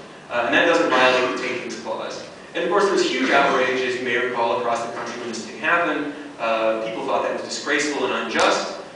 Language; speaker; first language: English; native; English